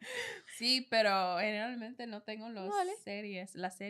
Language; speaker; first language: Spanish; non-native, learner; English